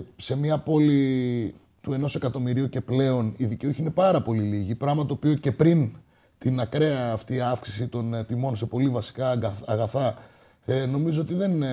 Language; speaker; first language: Greek; native; Greek